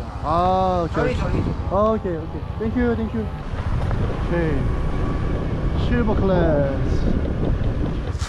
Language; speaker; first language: English; non-native, learner; Korean